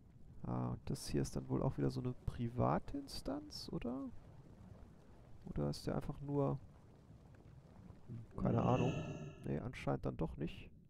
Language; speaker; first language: German; native; German